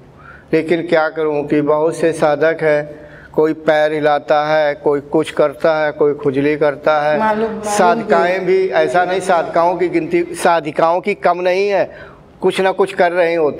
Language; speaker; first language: Hindi; native; Hindi